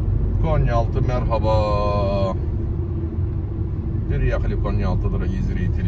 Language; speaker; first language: Russian; non-native, learner; Turkish